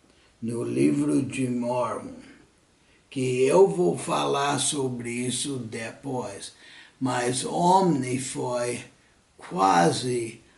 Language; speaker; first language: Portuguese; non-native, fluent; English